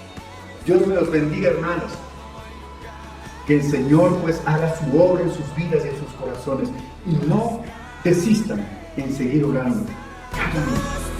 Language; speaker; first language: Spanish; native; Spanish